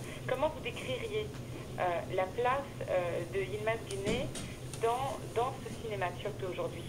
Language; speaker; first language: French; native; French